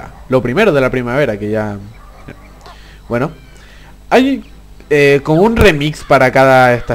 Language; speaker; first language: Spanish; native; Spanish